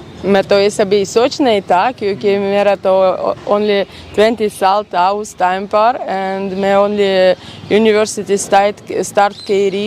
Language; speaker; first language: Hindi; non-native, learner; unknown